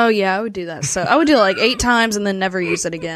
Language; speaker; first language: English; native; English